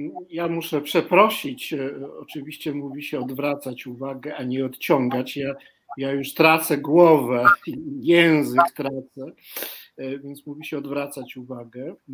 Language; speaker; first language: Polish; native; Polish